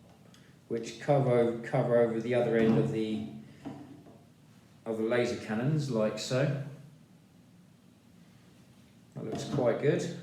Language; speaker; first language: English; native; English